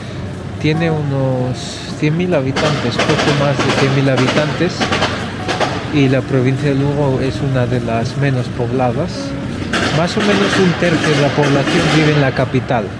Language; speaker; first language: Spanish; non-native, fluent; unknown